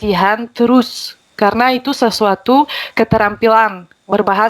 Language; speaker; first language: Indonesian; non-native, fluent; Bulgarian